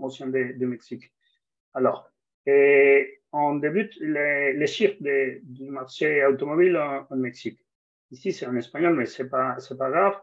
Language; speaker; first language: French; non-native, fluent; Spanish